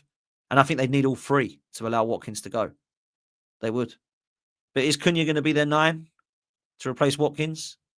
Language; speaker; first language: English; native; English